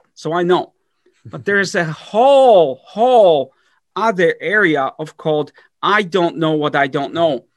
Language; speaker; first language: English; early bilingual, other home language; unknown